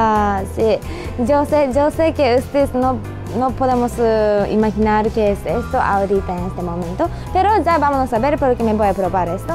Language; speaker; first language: Spanish; non-native, learner; Japanese